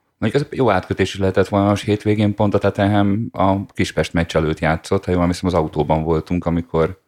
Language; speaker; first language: Hungarian; native; Hungarian